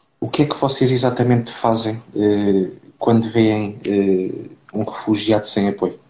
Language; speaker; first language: Portuguese; native; Portuguese